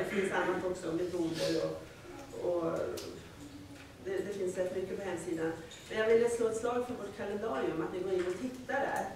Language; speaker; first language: Swedish; native; Swedish